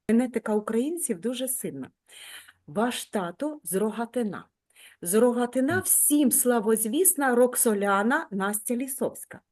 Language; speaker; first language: Ukrainian; native; Ukrainian